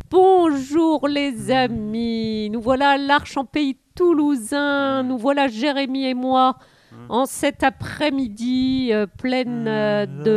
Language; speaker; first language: French; native; French